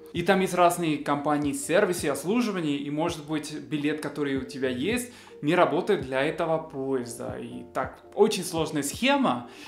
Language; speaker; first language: Russian; non-native, fluent; Spanish